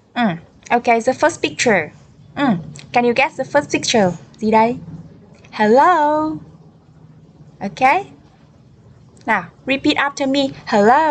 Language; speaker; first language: English; non-native, learner; Vietnamese